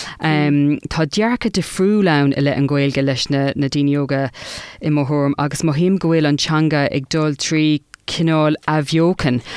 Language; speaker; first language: Irish; non-native, local second language; English